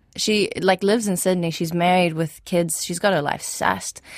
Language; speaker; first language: English; early bilingual, other home language; Arabic